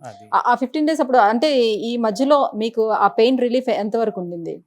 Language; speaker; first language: Telugu; native; Telugu